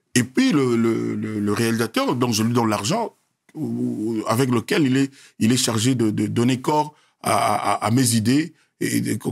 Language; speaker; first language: French; non-native, local second language; Lingala